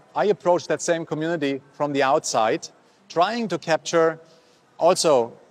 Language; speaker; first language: English; non-native, fluent; German